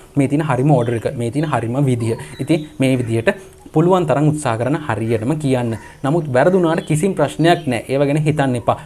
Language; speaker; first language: Sinhala; native; Sinhala